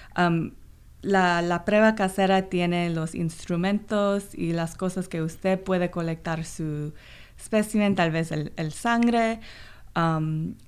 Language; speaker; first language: Spanish; non-native, fluent; Korean